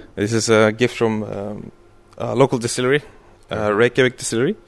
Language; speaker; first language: English; early bilingual, other home language; Icelandic